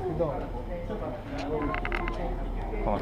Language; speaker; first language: Japanese; non-native, learner; Russian